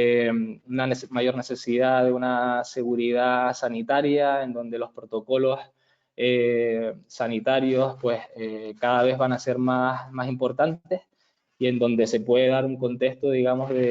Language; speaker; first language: Spanish; native; Spanish